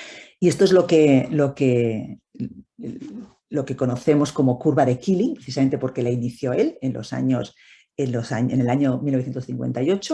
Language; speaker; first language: Spanish; native; Spanish